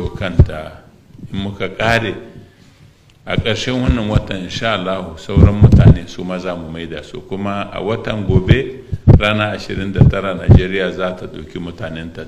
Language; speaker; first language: Hausa; non-native, local second language; Arabic